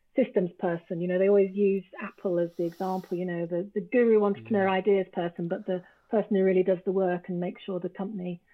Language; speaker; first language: English; native; English